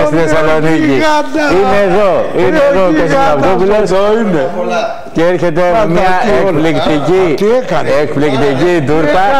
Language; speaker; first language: Greek; native; Greek